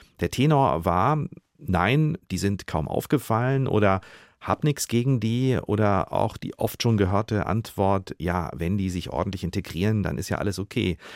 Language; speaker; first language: German; native; German